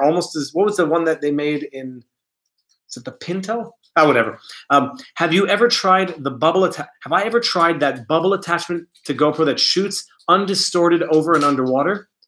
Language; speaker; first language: English; native; English